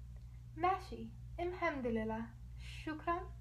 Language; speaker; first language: Arabic; non-native, learner; English